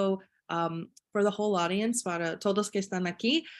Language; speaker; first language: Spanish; non-native, fluent; English